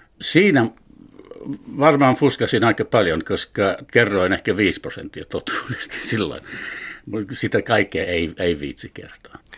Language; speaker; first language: Finnish; non-native, fluent; English